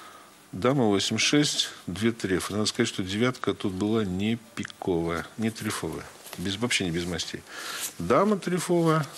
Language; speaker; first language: Russian; native; Russian